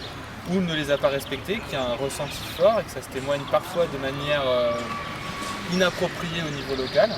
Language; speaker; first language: French; native; French